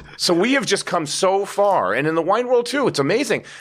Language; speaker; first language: English; native; English